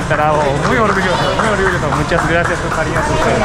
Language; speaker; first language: Spanish; non-native, learner; Japanese